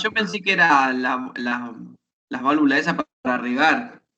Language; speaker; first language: Spanish; native; Spanish